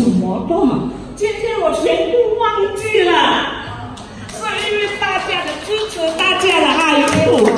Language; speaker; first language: Chinese; early bilingual, heritage; Chinese